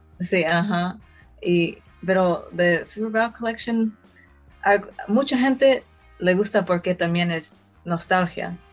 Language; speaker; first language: Spanish; early bilingual, heritage; Spanish